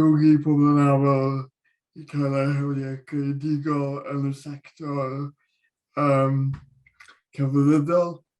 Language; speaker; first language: Welsh; non-native, local second language; English